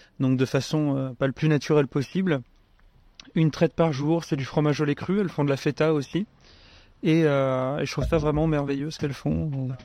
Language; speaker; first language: French; native; French